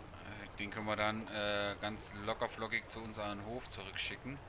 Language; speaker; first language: German; native; German